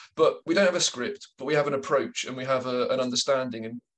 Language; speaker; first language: English; native; English